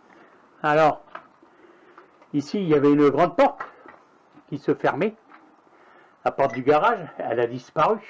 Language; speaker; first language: French; native; French